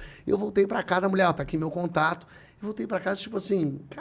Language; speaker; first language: Portuguese; native; Portuguese